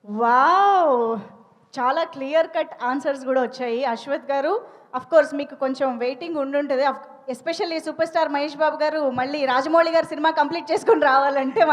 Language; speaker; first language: Telugu; native; Telugu